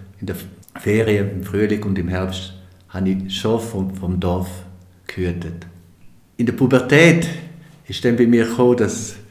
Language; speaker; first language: German; non-native, local second language; Romansh